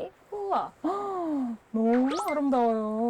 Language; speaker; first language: Korean; non-native, fluent; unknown